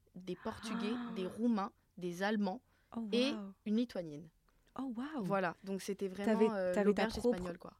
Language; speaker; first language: French; native; French